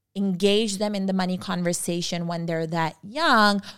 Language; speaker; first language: English; non-native, local second language; Urdu